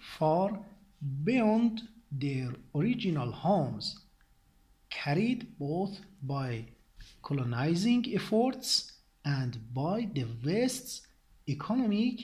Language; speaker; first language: English; non-native, fluent; Persian